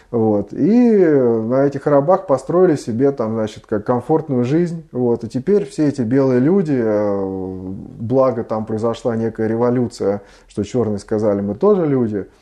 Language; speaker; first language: Russian; native; Russian